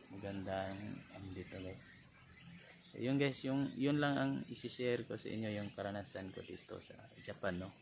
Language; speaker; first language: Filipino; non-native, local second language; Cebuano